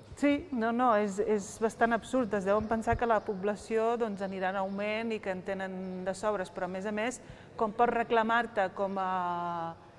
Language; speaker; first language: Catalan; early bilingual, other home language; Riffian